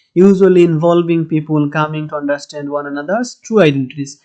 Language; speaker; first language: English; non-native, local second language; Bangla